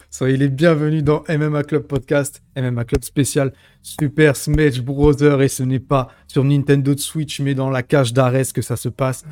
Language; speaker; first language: French; native; French